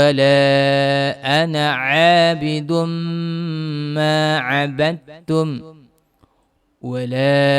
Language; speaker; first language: Arabic; non-native, fluent; Indonesian